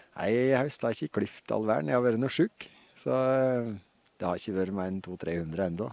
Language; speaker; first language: Norwegian; native; Norwegian